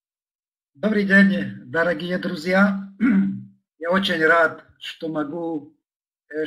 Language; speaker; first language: Russian; non-native, fluent; Czech